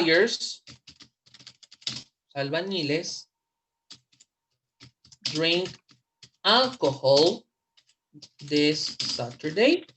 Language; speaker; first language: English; non-native, fluent; Spanish